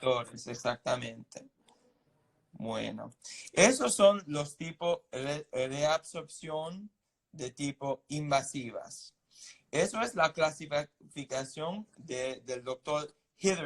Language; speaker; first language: Spanish; non-native, fluent; English